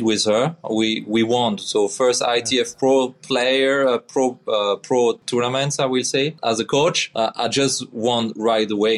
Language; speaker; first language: English; non-native, fluent; French